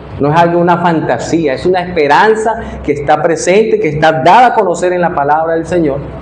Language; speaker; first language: Spanish; native; Spanish